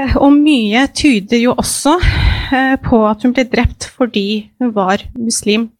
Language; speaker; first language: Norwegian; non-native, fluent; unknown